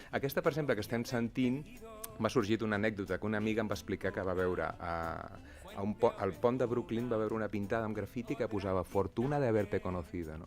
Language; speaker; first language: Catalan; native; Catalan